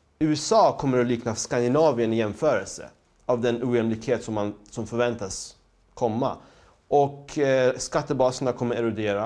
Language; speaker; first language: Swedish; early bilingual, other home language; Persian